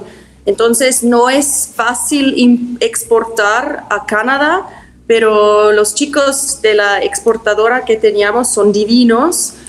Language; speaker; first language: Spanish; non-native, fluent; German